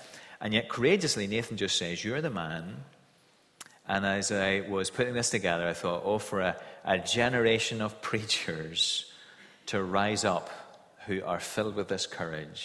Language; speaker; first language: English; native; English